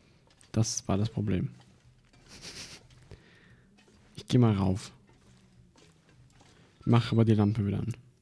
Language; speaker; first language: German; native; German